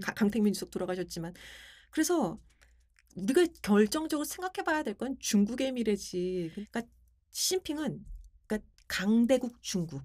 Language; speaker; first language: Korean; native; Korean